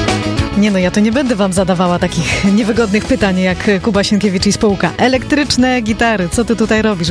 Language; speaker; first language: Polish; native; Polish